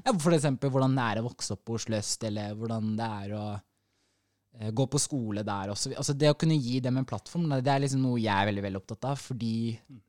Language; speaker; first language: Norwegian; early bilingual, other home language; Somali